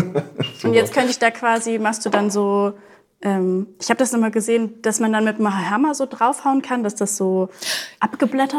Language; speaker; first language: German; native; German